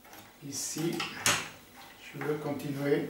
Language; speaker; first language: French; non-native, learner; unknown